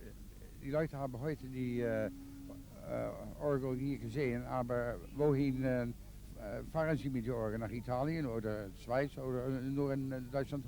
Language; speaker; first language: German; non-native, learner; Dutch